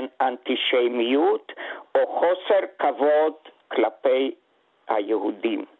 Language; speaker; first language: Hebrew; non-native, fluent; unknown